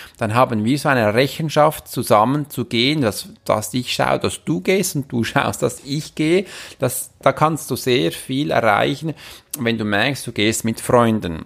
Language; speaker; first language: German; native; German